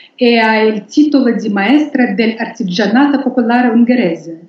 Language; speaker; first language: Italian; non-native, learner; Russian